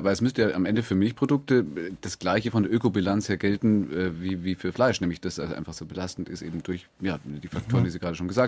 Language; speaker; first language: German; native; German